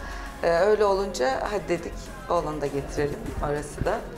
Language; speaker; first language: Turkish; native; Turkish